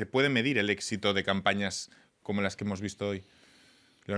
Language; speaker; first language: Spanish; native; Spanish